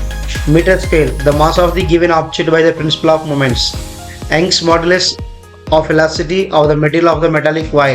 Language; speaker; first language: English; non-native, local second language; Telugu